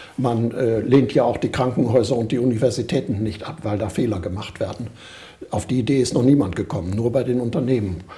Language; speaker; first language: German; native; German